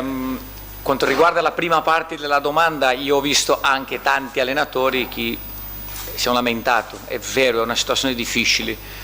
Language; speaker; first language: Italian; non-native, fluent; Portuguese